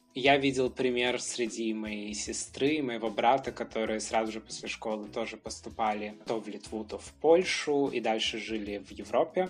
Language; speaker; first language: Russian; native; Russian